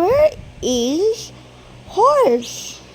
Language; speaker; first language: English; non-native, local second language; Filipino